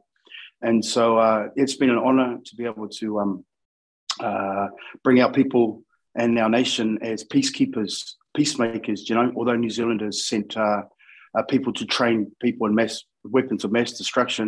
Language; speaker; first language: English; native; English